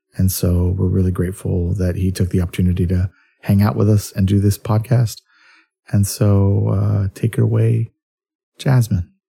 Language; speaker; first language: English; early bilingual, other home language; Spanish